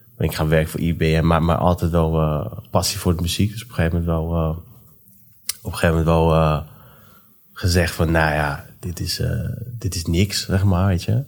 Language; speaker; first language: Dutch; early bilingual, other home language; Persian